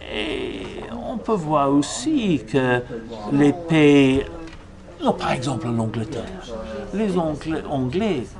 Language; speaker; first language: French; non-native, fluent; English